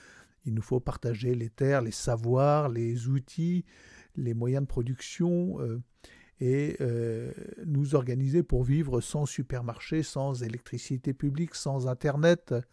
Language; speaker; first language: French; native; French